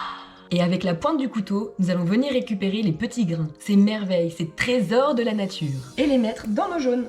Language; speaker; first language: French; native; French